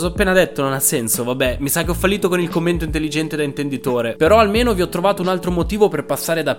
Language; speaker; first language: Italian; native; Italian